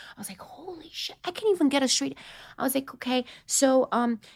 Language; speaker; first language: English; non-native, fluent; Romanian